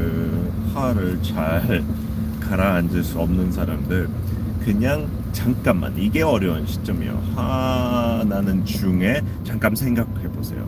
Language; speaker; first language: Korean; non-native, fluent; English